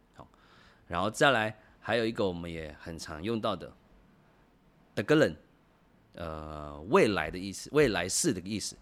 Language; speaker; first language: Chinese; native; Chinese